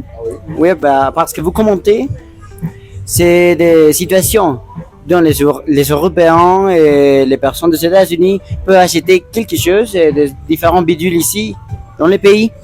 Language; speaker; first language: French; non-native, learner; Spanish